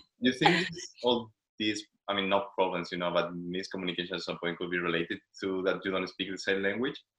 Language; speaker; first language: English; non-native, fluent; Spanish